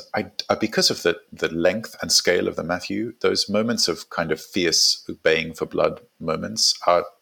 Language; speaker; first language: English; native; English